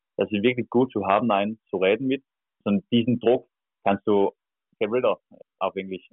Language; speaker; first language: German; non-native, learner; Danish